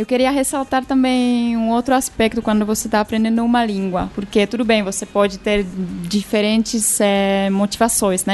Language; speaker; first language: Portuguese; non-native, fluent; Czech